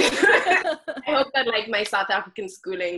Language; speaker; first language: English; non-native, local second language; Xhosa